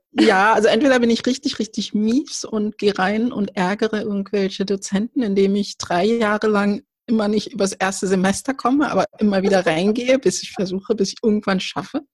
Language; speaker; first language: German; early bilingual, other home language; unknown